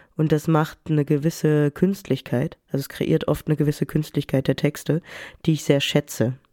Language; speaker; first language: German; early bilingual, other home language; French